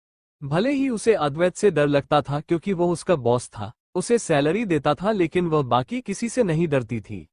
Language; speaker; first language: Hindi; native; Hindi